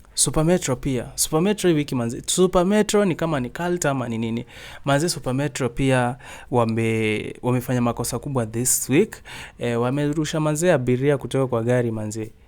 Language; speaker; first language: Swahili; native; Swahili